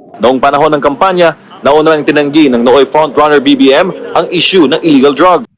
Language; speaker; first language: Filipino; native; Filipino